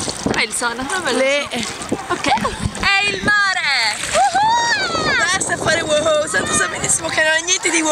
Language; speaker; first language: Italian; non-native, fluent; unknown